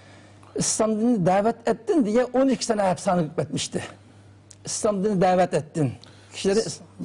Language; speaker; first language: Turkish; non-native, learner; Uyghur